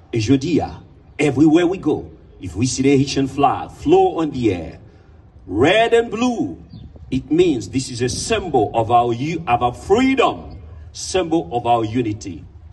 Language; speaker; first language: English; non-native, fluent; Haitian Creole